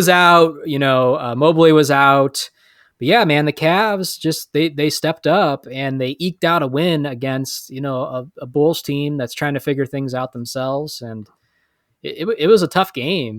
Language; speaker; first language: English; native; English